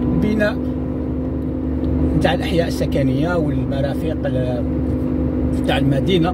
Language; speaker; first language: Arabic; native; Arabic